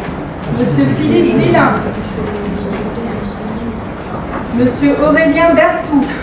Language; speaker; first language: French; native; French